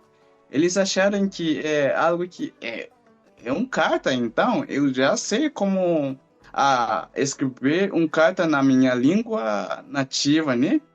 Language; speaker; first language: Portuguese; non-native, fluent; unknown